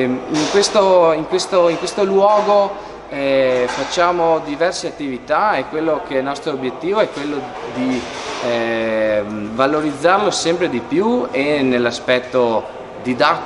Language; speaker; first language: Italian; native; Italian